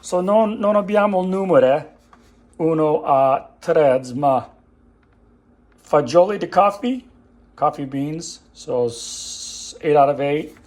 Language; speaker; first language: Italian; non-native, learner; English